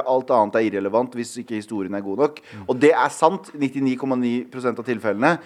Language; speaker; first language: Norwegian; early bilingual, other home language; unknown